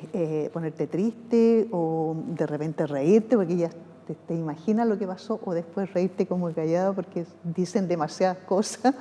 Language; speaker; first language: Spanish; native; Spanish